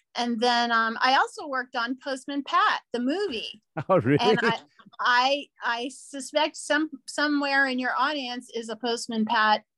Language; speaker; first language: English; native; English